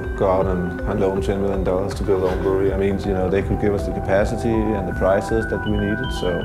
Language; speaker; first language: English; non-native, fluent; Danish